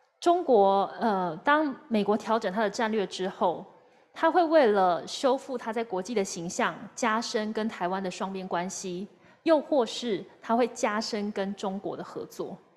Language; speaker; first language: Chinese; native; Chinese